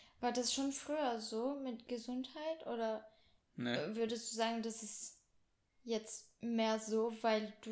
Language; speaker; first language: German; non-native, fluent; French